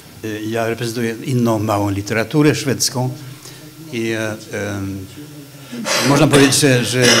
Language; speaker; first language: Polish; non-native, fluent; Swedish